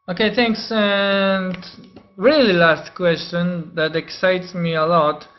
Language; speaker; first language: English; non-native, fluent; Polish